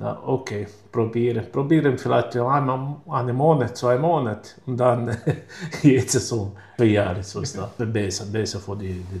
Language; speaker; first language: German; non-native, learner; Italian